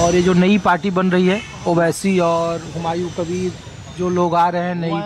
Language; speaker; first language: Hindi; native; Hindi